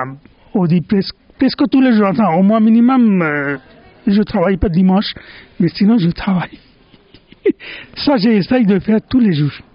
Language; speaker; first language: French; non-native, fluent; Bangla